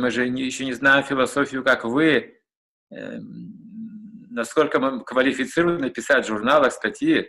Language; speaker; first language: Russian; native; Russian